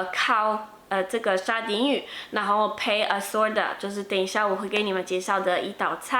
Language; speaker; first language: Chinese; non-native, fluent; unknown